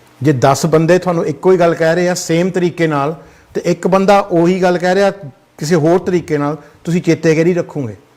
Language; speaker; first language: Punjabi; early bilingual, heritage; Punjabi